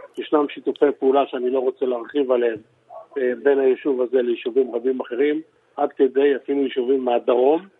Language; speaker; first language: Hebrew; native; Hebrew